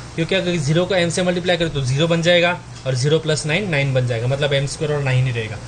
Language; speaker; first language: Hindi; non-native, local second language; Marathi